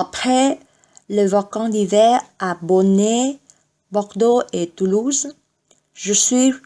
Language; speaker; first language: French; non-native, learner; Vietnamese